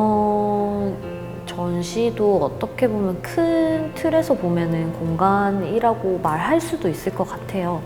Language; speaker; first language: Korean; native; Korean